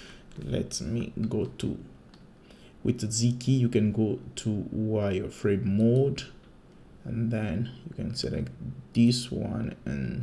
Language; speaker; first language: English; non-native, fluent; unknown